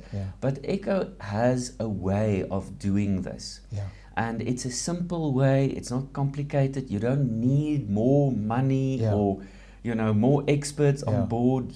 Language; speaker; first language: English; non-native, local second language; Afrikaans